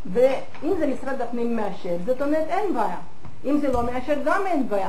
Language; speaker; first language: Hebrew; non-native, fluent; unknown